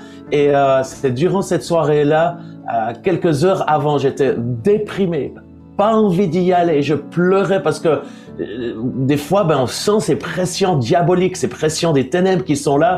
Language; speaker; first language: French; native; French